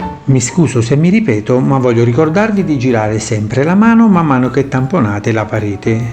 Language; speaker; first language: Italian; native; Italian